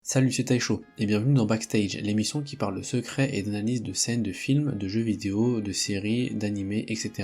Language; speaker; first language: French; native; French